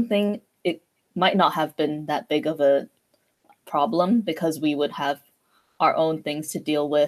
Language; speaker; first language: English; non-native, local second language; Cantonese